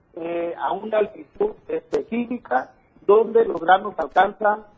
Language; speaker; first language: Spanish; native; Spanish